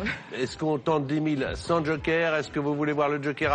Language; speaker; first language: French; native; French